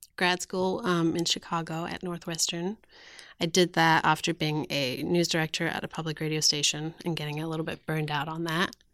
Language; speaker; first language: English; native; English